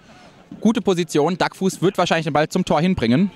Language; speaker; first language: German; native; German